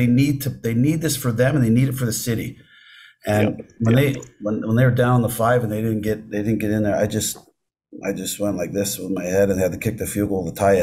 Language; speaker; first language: English; native; English